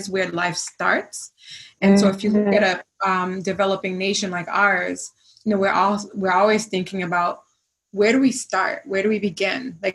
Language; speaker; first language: English; non-native, local second language; Swahili